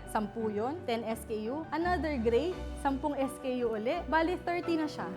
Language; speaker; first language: Filipino; native; Filipino